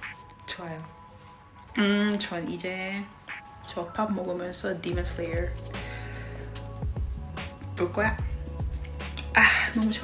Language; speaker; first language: Korean; non-native, fluent; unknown